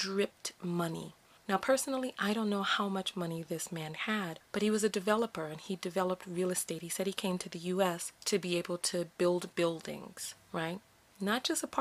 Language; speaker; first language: English; native; English